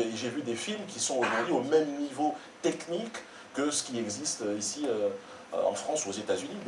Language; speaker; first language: French; native; French